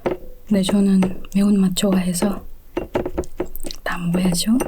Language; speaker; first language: Korean; non-native, fluent; Indonesian